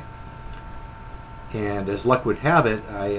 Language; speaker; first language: English; native; English